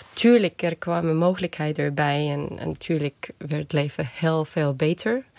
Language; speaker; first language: Dutch; non-native, fluent; Estonian